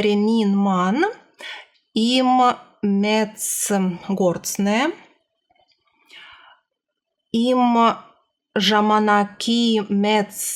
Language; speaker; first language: Armenian; non-native, learner; Russian